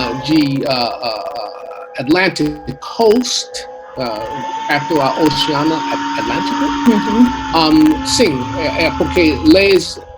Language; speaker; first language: Portuguese; non-native, learner; English